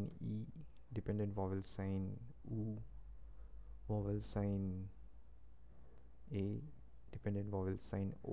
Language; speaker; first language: English; non-native, local second language; Marathi